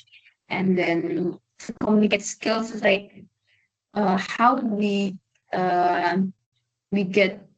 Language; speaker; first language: English; non-native, learner; Indonesian